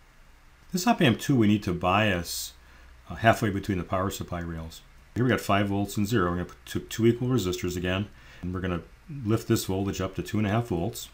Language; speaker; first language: English; native; English